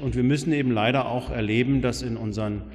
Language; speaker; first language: German; native; German